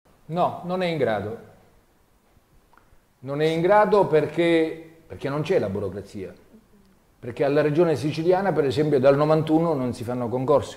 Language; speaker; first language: Italian; native; Italian